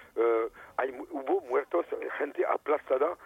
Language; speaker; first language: Spanish; non-native, fluent; French